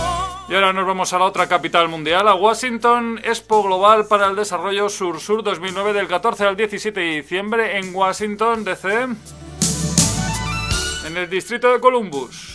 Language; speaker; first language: Spanish; native; Spanish